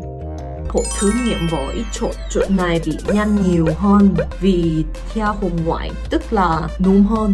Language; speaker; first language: Vietnamese; non-native, fluent; Korean